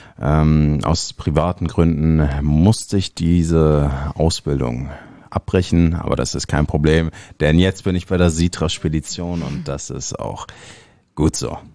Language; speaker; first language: German; early bilingual, other home language; Italian